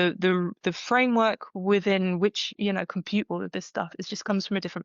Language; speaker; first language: English; native; English